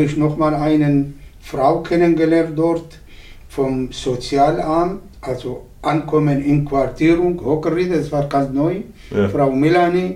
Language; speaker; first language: German; non-native, learner; Arabic